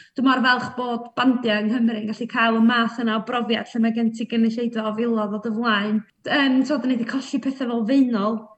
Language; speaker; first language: Welsh; native; Welsh